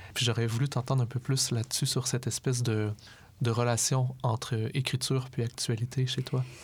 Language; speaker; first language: French; native; French